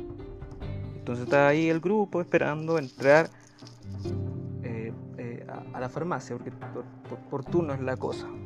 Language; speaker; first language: Spanish; native; Spanish